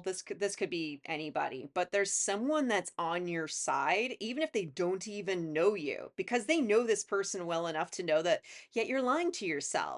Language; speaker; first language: English; native; English